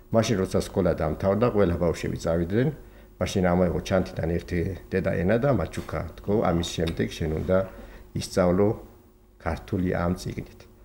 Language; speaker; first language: Georgian; early bilingual, heritage; Georgian